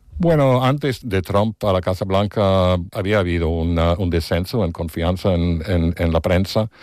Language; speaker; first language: Spanish; non-native, fluent; English